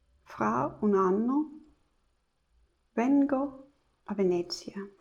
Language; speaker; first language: Italian; non-native, learner; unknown